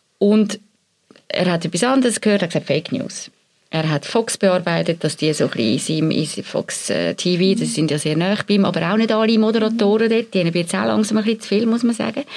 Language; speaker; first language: German; native; German